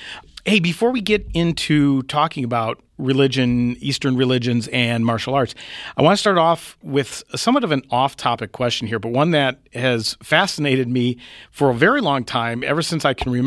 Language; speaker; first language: English; native; English